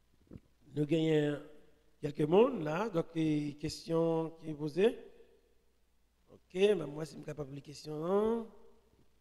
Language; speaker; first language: French; non-native, local second language; Haitian Creole